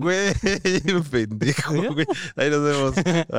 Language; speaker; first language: Spanish; native; Spanish